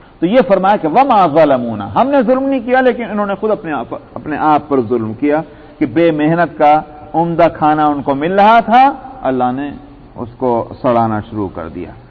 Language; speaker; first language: Urdu; native; Urdu